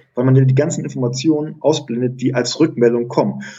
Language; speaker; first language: German; early bilingual, other home language; Greek